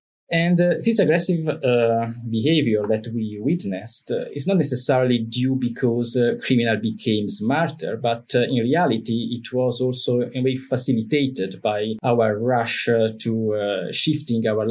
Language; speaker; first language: English; non-native, fluent; Italian